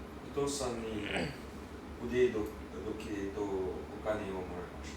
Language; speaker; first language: Japanese; non-native, learner; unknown